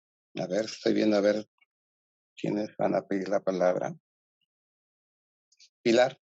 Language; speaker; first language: Spanish; native; Spanish